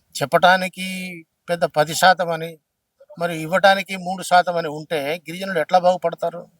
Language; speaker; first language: Telugu; non-native, local second language; Lambadi